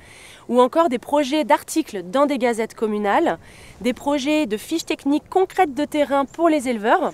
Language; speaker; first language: French; native; French